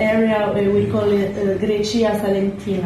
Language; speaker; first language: English; non-native, learner; Italian